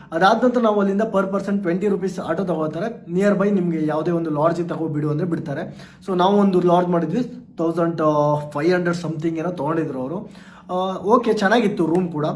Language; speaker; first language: Kannada; native; Kannada